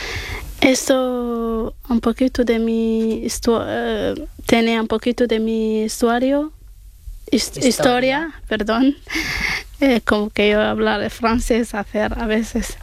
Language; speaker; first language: Spanish; non-native, learner; Arabic